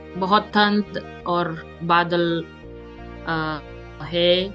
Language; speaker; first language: Hindi; non-native, learner; French